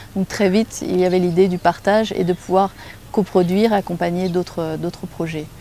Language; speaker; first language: French; native; French